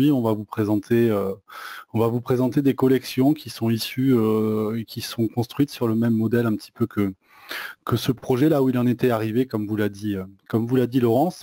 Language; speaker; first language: French; native; French